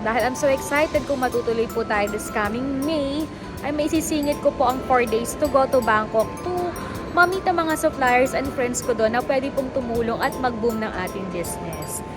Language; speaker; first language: Filipino; native; Filipino